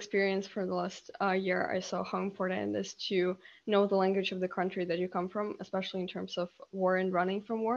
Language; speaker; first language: English; non-native, fluent; Ukrainian